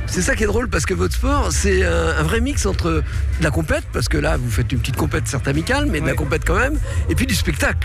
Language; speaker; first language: French; native; French